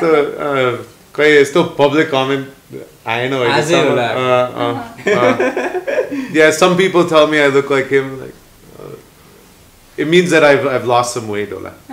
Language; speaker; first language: Nepali; non-native, learner; English